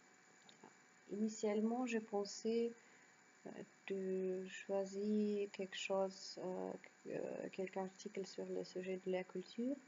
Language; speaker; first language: French; non-native, learner; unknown